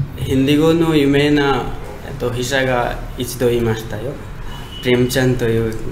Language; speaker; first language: Japanese; non-native, learner; Hindi